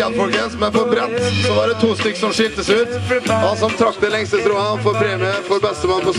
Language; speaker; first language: Norwegian; native; Norwegian